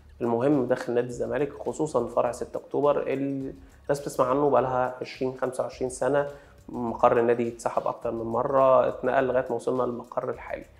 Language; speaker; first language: Arabic; native; Arabic